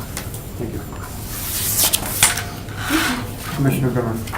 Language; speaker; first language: English; native; English